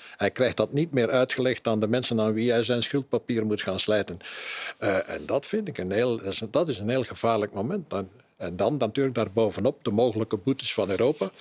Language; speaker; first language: Dutch; native; Dutch